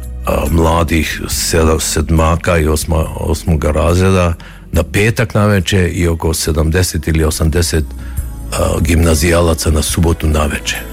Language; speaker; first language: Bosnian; early bilingual, heritage; Croatian